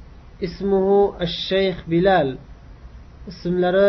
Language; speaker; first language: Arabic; non-native, fluent; Uzbek